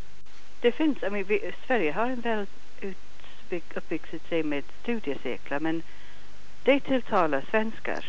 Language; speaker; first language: Swedish; non-native, fluent; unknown